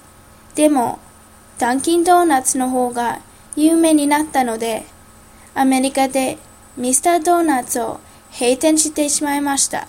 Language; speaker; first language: Japanese; non-native, learner; English